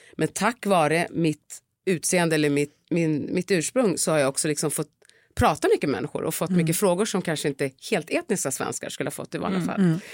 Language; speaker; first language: Swedish; early bilingual, other home language; Tigrinya